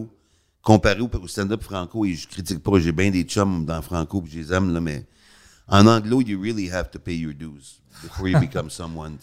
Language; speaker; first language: French; native; French